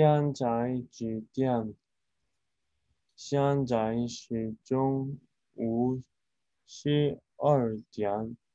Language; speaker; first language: Chinese; non-native, learner; Korean